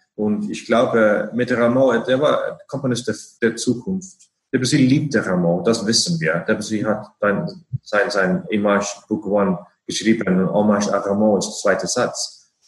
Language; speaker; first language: German; non-native, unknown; Icelandic